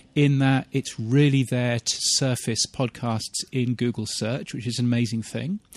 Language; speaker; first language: English; native; English